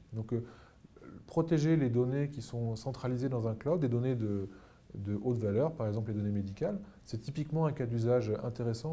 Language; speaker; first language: French; native; French